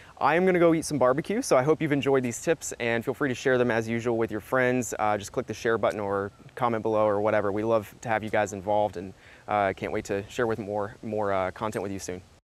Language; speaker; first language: English; native; English